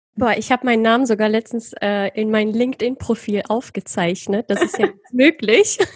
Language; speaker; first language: German; early bilingual, other home language; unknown